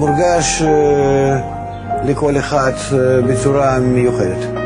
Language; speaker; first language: Hebrew; non-native, fluent; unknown